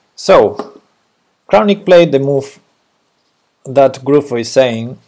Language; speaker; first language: English; non-native, fluent; Spanish